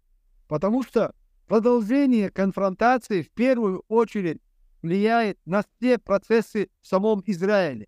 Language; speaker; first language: Russian; non-native, local second language; Chechen